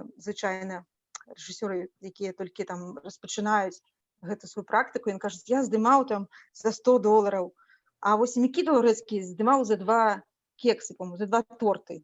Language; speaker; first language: Belarusian; non-native, local second language; Russian